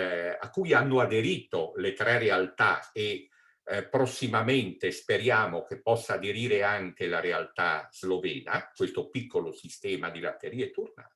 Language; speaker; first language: Italian; native; Italian